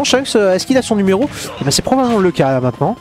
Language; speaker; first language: French; native; French